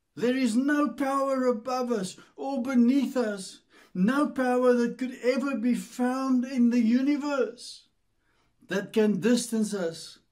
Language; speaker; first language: English; non-native, local second language; Afrikaans